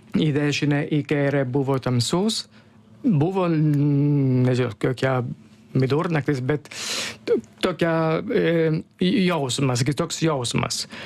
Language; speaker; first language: Lithuanian; non-native, fluent; Italian